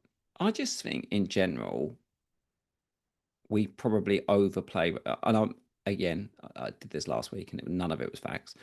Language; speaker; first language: English; native; English